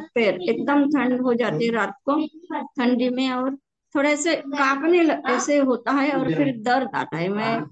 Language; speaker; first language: Hindi; native; Hindi